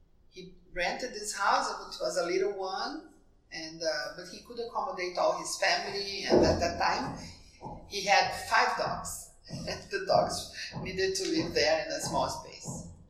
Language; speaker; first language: English; non-native, fluent; Portuguese